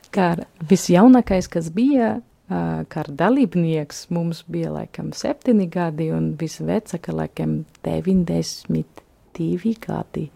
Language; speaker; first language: Latvian; non-native, fluent; German